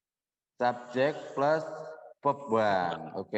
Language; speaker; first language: English; non-native, learner; Indonesian